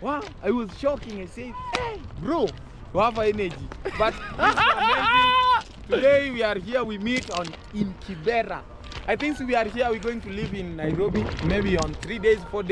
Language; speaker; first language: English; non-native, learner; Swahili